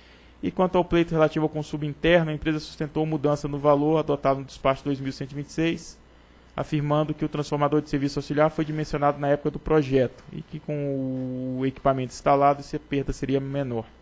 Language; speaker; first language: Portuguese; native; Portuguese